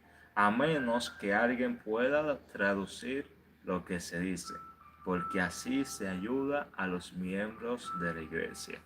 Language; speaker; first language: Spanish; native; Spanish